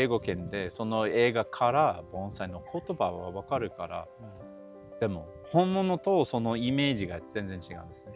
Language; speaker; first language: Japanese; non-native, learner; English